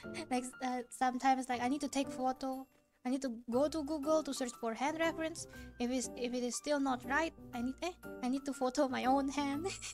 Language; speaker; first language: English; non-native, fluent; Indonesian